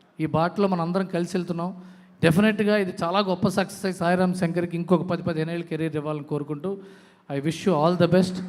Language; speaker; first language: Telugu; native; Telugu